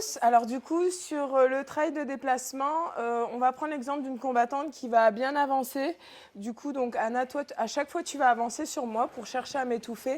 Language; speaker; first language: French; native; French